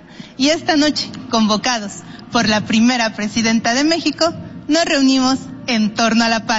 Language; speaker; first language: Spanish; native; Spanish